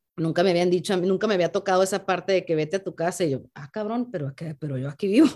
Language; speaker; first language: Spanish; native; Spanish